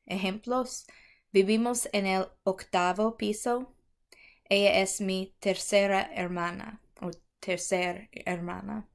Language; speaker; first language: Spanish; non-native, fluent; English